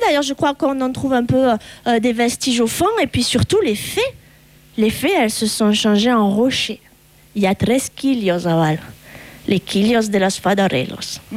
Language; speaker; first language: French; native; French